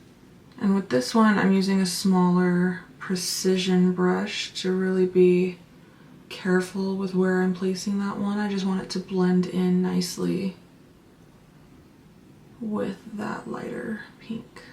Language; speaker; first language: English; native; English